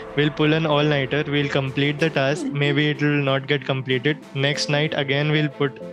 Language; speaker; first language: English; non-native, local second language; Hindi